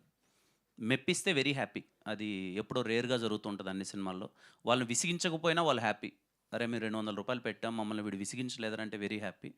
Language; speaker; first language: Telugu; native; Telugu